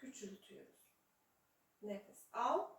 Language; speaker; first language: Turkish; non-native, fluent; Serbian